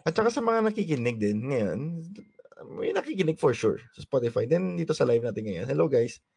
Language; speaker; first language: Filipino; native; Filipino